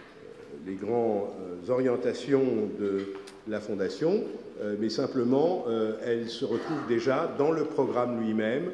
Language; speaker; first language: French; native; French